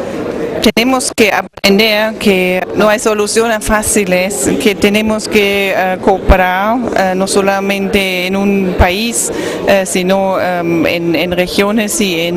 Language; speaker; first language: Spanish; non-native, fluent; German